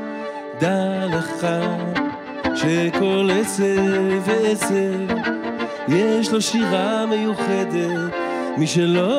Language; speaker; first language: Hebrew; native; Hebrew